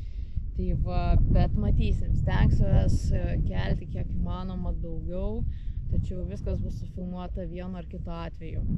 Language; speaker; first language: Lithuanian; native; Lithuanian